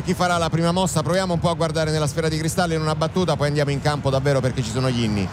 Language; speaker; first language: Italian; native; Italian